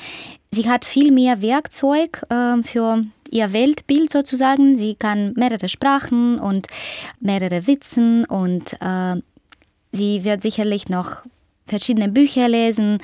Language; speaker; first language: German; non-native, fluent; Ukrainian